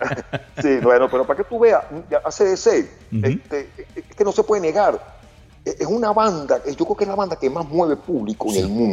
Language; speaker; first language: Spanish; native; Spanish